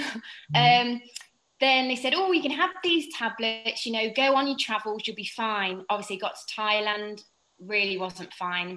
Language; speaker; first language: English; native; English